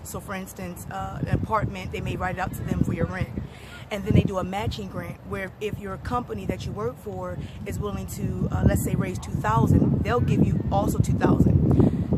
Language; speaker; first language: English; native; English